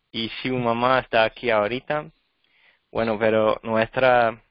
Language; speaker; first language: Spanish; non-native, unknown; English